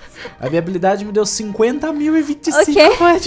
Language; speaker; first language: Portuguese; native; Portuguese